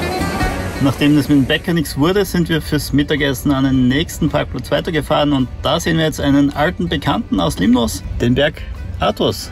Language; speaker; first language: German; native; German